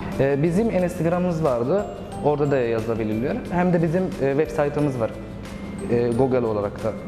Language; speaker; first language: Turkish; non-native, learner; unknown